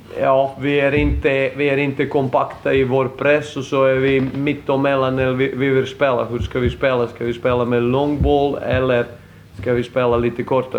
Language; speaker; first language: Swedish; non-native, fluent; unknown